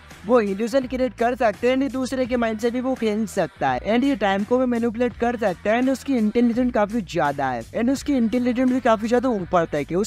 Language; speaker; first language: Hindi; native; Hindi